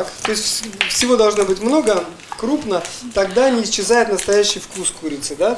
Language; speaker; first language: Russian; native; Russian